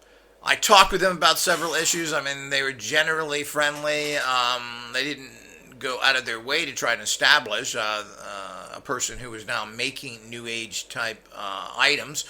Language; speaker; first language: English; native; English